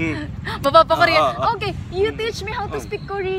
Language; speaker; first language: English; non-native, local second language; Filipino